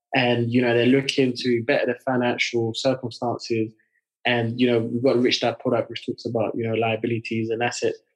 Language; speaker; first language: English; early bilingual, other home language; French